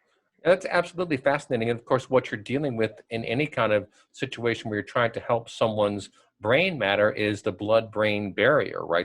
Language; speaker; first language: English; native; English